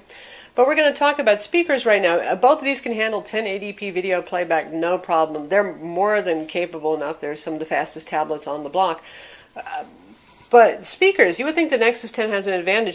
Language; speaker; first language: English; native; English